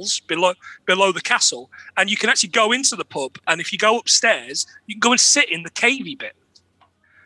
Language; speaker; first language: English; native; English